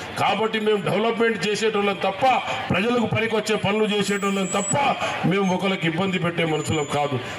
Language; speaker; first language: Telugu; non-native, local second language; Lambadi